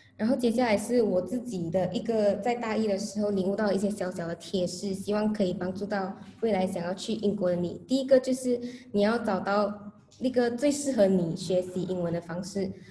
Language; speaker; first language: Chinese; native; Chinese